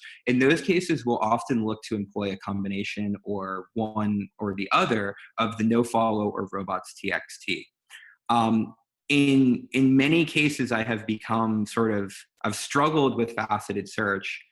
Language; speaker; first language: English; native; English